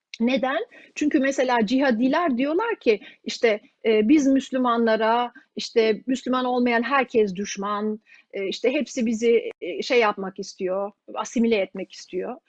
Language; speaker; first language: Turkish; native; Turkish